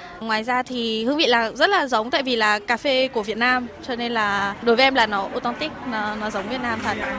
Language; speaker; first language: Vietnamese; early bilingual, heritage; Vietnamese